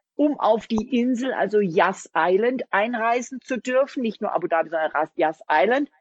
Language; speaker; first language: German; native; German